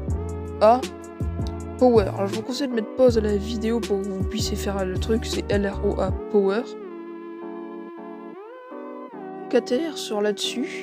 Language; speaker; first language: French; native; French